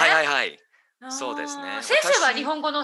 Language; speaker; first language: Japanese; non-native, learner; English